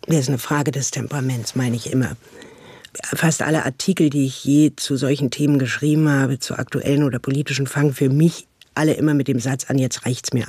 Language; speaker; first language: German; native; German